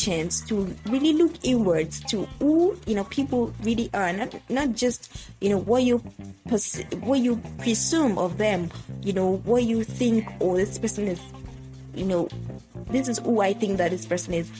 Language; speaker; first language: English; non-native, local second language; Yoruba